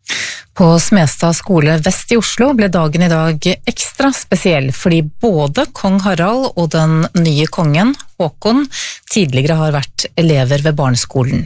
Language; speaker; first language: Norwegian; native; Norwegian